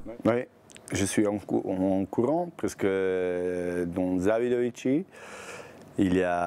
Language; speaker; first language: French; non-native, learner; Bosnian